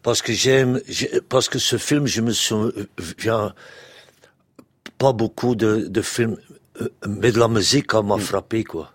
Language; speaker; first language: French; non-native, local second language; Dutch